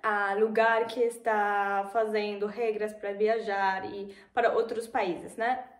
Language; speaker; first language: Portuguese; non-native, fluent; German